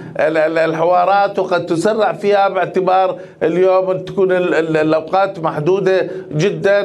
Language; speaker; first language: Arabic; native; Arabic